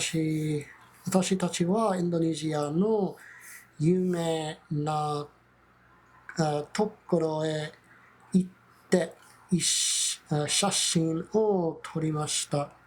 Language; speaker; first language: Japanese; non-native, learner; English